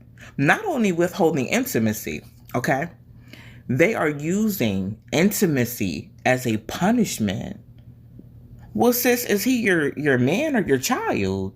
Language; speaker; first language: English; native; English